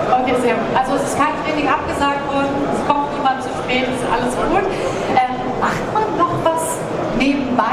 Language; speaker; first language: German; native; German